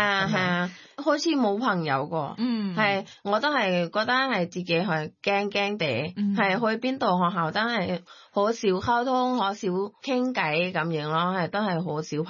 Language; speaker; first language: Cantonese; non-native, learner; Thai